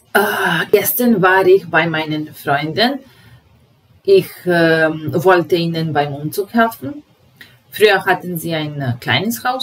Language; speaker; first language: German; non-native, fluent; Serbian